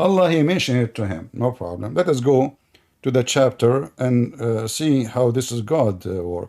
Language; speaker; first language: English; non-native, fluent; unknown